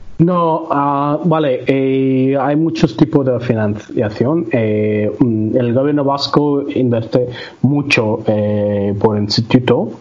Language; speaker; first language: Spanish; non-native, learner; Tamil